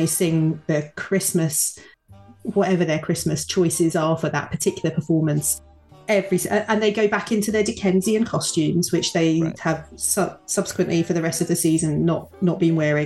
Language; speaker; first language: English; native; English